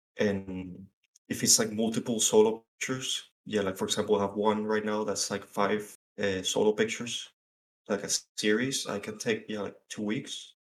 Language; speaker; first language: English; non-native, fluent; Spanish